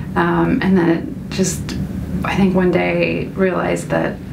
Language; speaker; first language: English; native; English